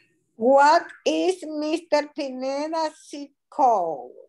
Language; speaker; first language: English; non-native, learner; Spanish